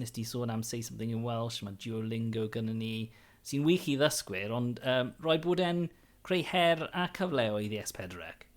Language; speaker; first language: Welsh; non-native, local second language; English